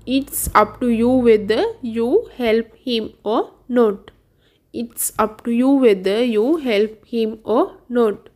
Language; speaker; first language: English; non-native, local second language; Sinhala